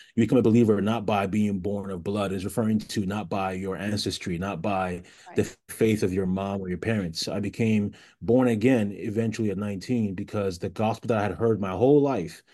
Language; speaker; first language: English; early bilingual, other home language; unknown